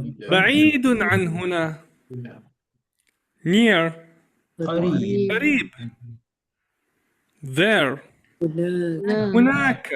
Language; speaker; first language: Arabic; non-native, learner; Malay